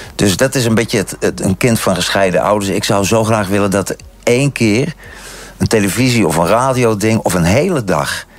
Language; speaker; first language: Dutch; native; Dutch